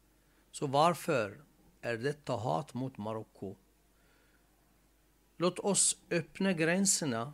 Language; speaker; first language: Swedish; non-native, fluent; Arabic